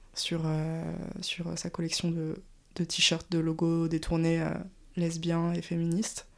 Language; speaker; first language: French; native; French